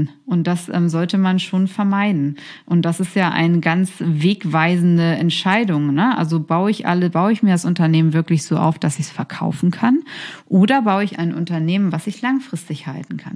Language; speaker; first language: German; native; German